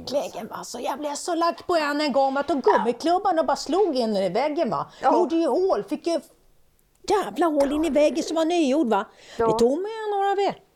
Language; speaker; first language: Swedish; native; Swedish